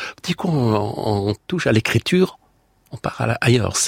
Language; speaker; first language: French; non-native, fluent; Persian